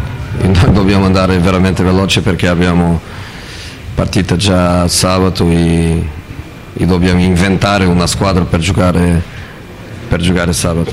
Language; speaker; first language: Italian; non-native, fluent; Portuguese